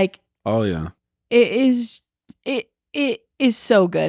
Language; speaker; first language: English; native; English